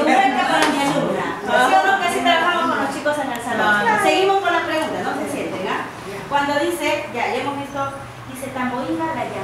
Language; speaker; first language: Spanish; native; Spanish